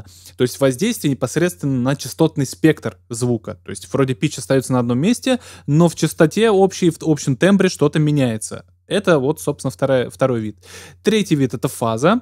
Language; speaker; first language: Russian; native; Russian